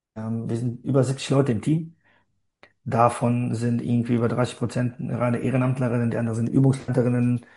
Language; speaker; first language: German; non-native, fluent; Bosnian